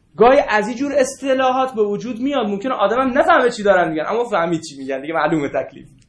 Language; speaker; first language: Persian; non-native, local second language; Arabic